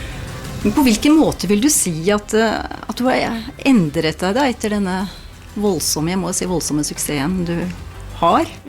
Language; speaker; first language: Norwegian; native; Norwegian